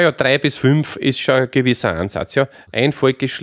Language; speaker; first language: German; native; German